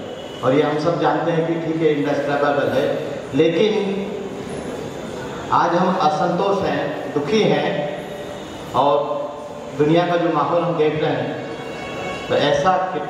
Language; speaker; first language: Hindi; native; Hindi